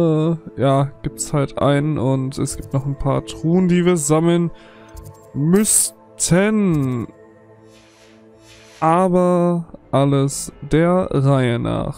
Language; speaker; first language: German; native; German